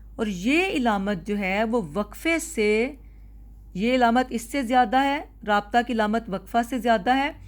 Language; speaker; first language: Urdu; non-native, local second language; Punjabi